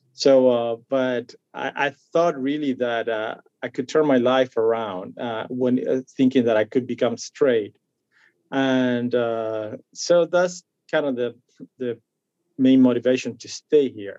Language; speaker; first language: English; non-native, fluent; Spanish